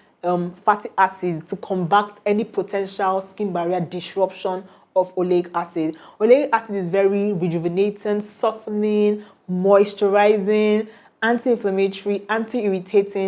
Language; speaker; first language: English; non-native, local second language; Igbo